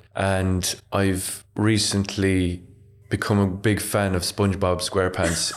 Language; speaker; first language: English; native; English